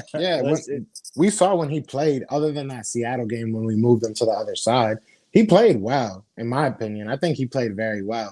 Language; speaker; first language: English; native; English